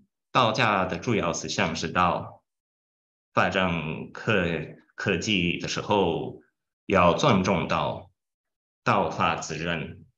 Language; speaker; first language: Chinese; non-native, fluent; Portuguese